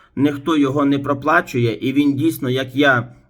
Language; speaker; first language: Ukrainian; native; Ukrainian